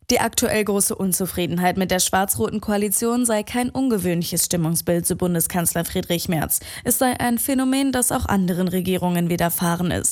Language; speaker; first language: German; native; German